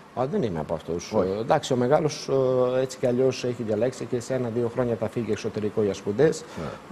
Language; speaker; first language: Greek; non-native, fluent; Serbian